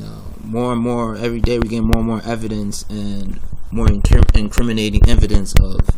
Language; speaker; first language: English; native; English